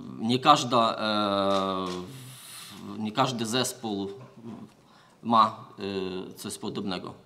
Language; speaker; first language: Polish; non-native, learner; Ukrainian